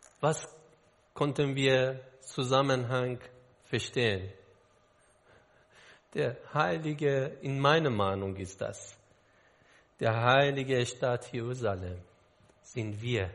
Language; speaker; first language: German; non-native, learner; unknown